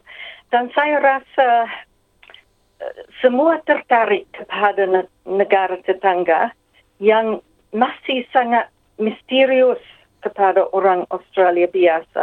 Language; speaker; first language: Indonesian; non-native, fluent; English